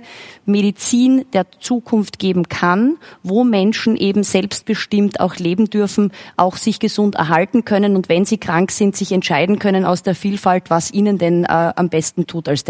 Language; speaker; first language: German; native; German